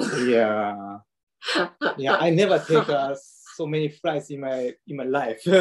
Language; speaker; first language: English; non-native, learner; Japanese